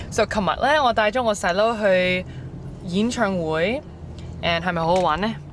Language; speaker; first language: Cantonese; early bilingual, heritage; English